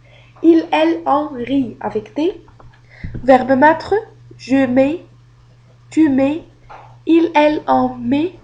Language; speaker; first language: French; non-native, fluent; Arabic